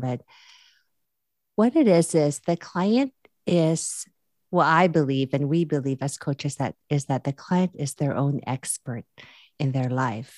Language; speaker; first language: English; non-native, local second language; Filipino